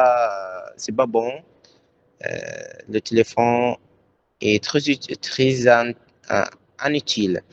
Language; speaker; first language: French; non-native, learner; Arabic